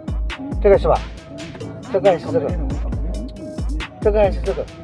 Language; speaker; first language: Chinese; non-native, fluent; Hindi